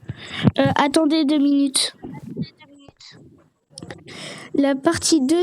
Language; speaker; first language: French; native; French